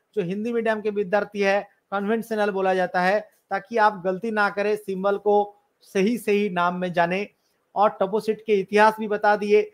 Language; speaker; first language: Hindi; non-native, local second language; Bangla